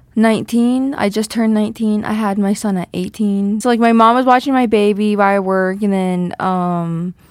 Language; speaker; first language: English; native; English